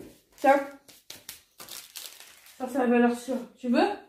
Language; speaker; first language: French; native; French